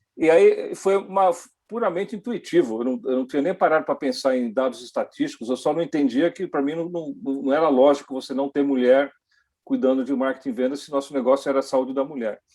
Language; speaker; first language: Portuguese; early bilingual, other home language; Dutch